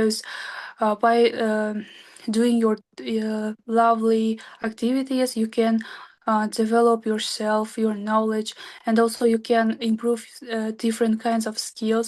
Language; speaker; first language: English; non-native, learner; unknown